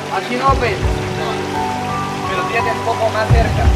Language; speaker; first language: Spanish; non-native, learner; Portuguese